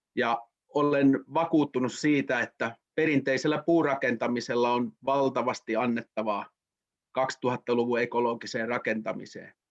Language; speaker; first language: Finnish; native; Finnish